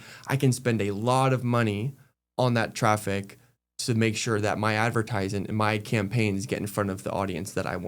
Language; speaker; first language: English; native; English